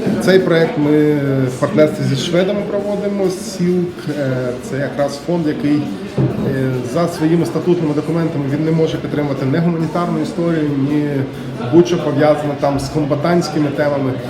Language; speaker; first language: Ukrainian; native; Ukrainian